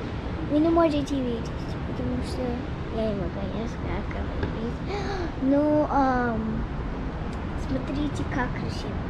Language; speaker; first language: Russian; non-native, learner; English